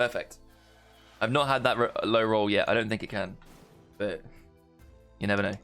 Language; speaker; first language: English; native; English